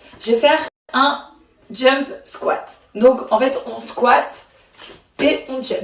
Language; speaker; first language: French; native; French